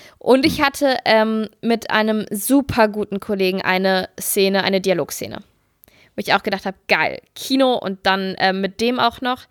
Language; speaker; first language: German; native; German